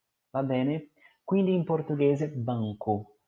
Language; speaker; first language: Italian; non-native, learner; Portuguese